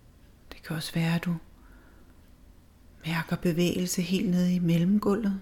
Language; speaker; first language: Danish; native; Danish